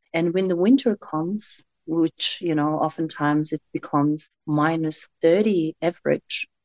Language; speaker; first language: English; non-native, fluent; Mongolian